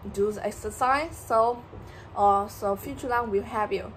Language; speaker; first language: English; non-native, learner; Vietnamese